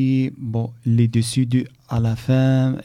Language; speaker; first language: French; non-native, learner; Arabic